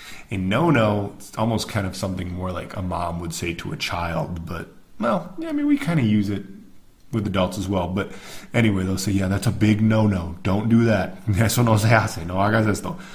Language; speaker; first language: English; native; English